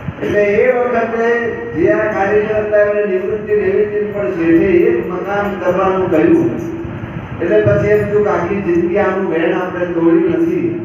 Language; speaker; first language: Gujarati; native; Gujarati